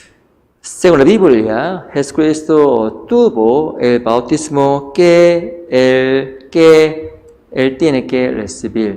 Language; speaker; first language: Spanish; non-native, fluent; Korean